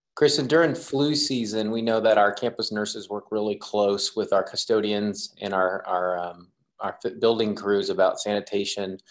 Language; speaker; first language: English; native; English